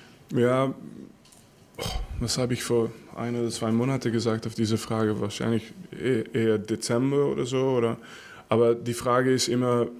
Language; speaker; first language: German; non-native, fluent; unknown